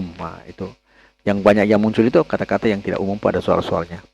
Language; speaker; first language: Indonesian; native; Indonesian